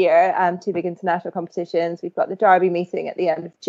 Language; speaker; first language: English; native; English